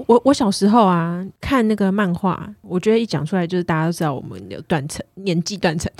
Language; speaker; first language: Chinese; native; Chinese